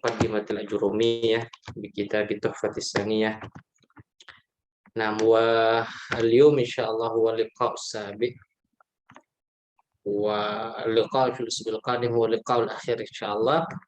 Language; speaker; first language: Arabic; non-native, fluent; Indonesian